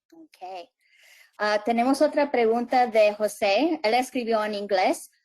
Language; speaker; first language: Spanish; early bilingual, heritage; Spanish